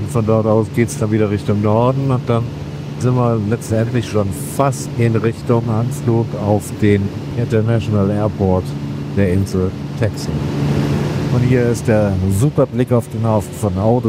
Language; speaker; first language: German; native; German